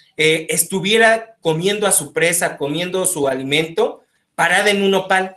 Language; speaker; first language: Spanish; native; Spanish